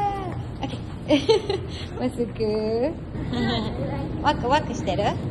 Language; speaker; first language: Japanese; native; Japanese